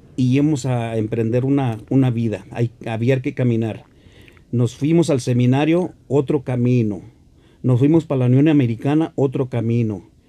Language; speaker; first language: Spanish; native; Spanish